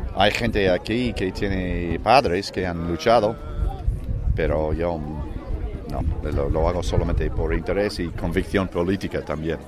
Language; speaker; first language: Spanish; non-native, fluent; English